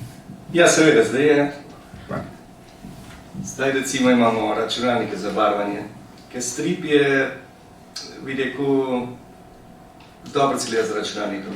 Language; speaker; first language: Slovenian; early bilingual, heritage; Slovenian